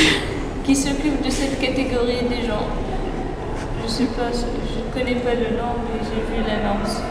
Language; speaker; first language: French; non-native, local second language; Arabic